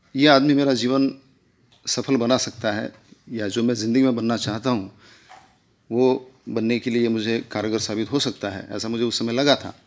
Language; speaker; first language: Hindi; non-native, local second language; Marathi